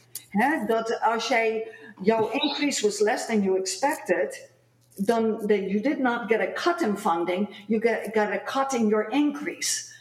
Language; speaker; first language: English; non-native, fluent; Dutch